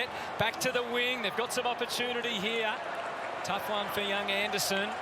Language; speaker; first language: English; native; English